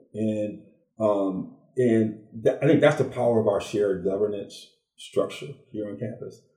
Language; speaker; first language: English; native; English